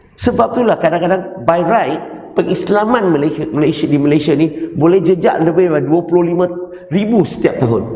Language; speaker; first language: Malay; non-native, local second language; Chinese